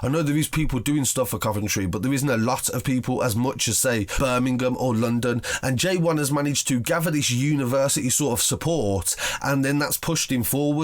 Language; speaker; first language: English; native; English